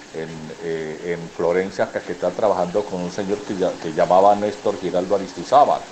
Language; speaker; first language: Spanish; native; Spanish